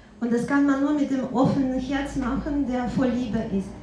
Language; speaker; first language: German; non-native, fluent; Russian